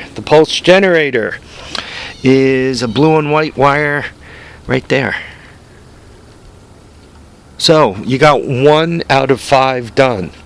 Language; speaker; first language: English; native; English